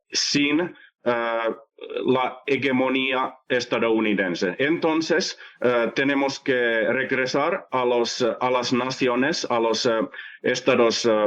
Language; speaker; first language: Spanish; non-native, fluent; Finnish